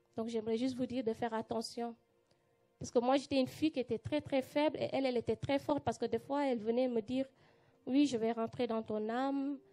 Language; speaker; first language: French; non-native, local second language; Wolof